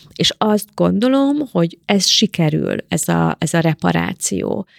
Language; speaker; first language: Hungarian; native; Hungarian